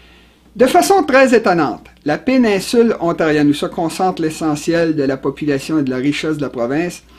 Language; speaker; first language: French; native; French